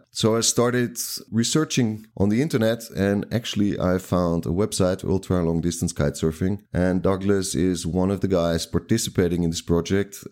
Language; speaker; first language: English; non-native, fluent; Dutch